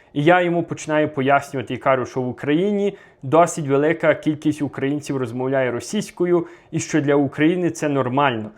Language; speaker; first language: Ukrainian; native; Ukrainian